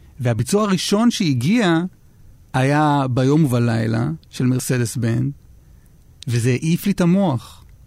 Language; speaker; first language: Hebrew; native; Hebrew